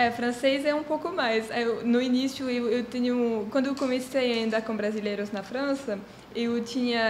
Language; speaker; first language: Portuguese; non-native, fluent; French